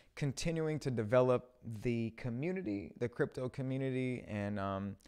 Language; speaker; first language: English; early bilingual, other home language; Spanish